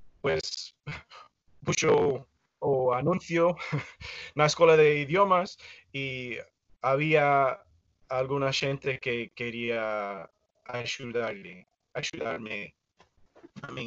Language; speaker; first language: Spanish; non-native, fluent; English